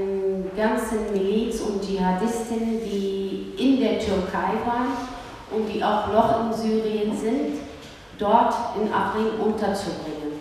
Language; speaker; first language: German; early bilingual, other home language; Kurdish